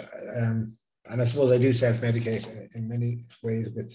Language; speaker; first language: English; native; English